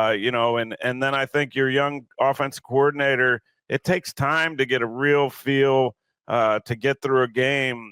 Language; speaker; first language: English; native; English